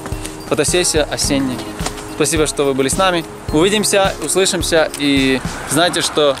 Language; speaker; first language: Russian; native; Russian